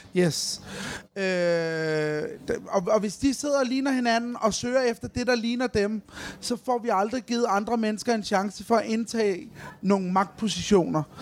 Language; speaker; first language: Danish; early bilingual, other home language; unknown